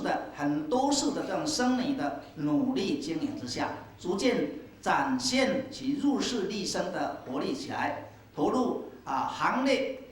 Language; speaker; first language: Chinese; native; Chinese